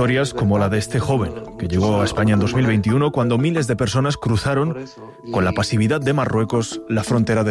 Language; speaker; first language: Spanish; native; Spanish